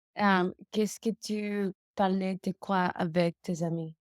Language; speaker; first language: French; non-native, learner; English